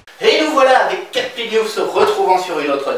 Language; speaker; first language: French; native; French